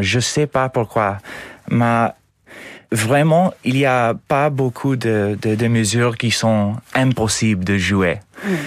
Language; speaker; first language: French; non-native, learner; English